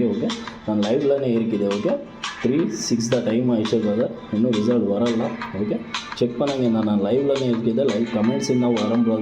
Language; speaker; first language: Tamil; non-native, learner; Kannada